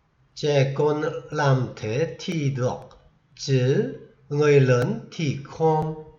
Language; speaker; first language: Vietnamese; non-native, fluent; Korean